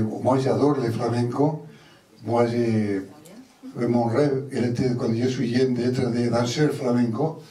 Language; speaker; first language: French; non-native, learner; Spanish